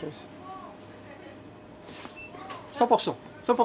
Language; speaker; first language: French; non-native, local second language; Berber languages